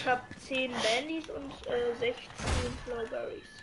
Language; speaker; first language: German; non-native, learner; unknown